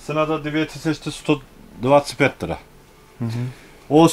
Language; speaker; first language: Russian; non-native, learner; Turkish